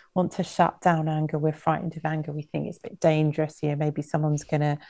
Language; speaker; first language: English; native; English